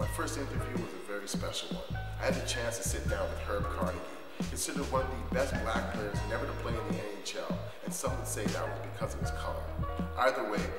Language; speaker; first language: English; native; English